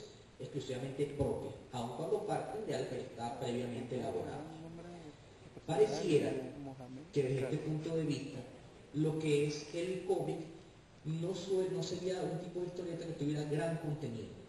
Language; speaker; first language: Spanish; native; Spanish